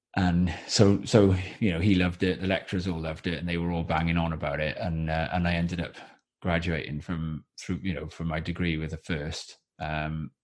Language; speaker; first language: English; native; English